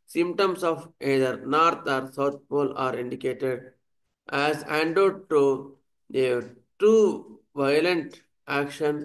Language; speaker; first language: English; non-native, local second language; Telugu